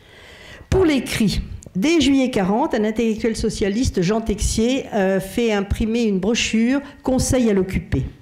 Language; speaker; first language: French; native; French